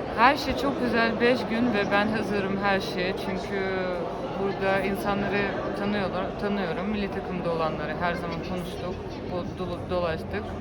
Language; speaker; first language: Turkish; non-native, fluent; Russian